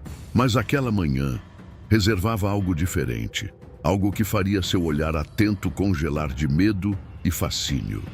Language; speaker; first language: Portuguese; native; Portuguese